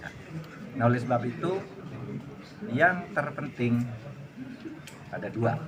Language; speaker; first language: Indonesian; non-native, local second language; Madurese